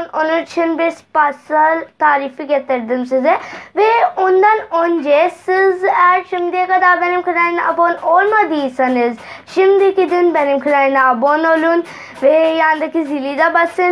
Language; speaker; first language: Turkish; non-native, learner; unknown